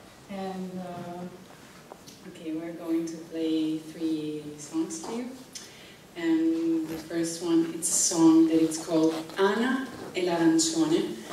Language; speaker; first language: English; non-native, fluent; Italian